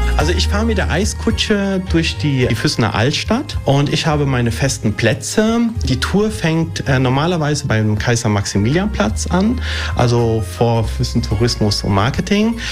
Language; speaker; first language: German; early bilingual, other home language; Italian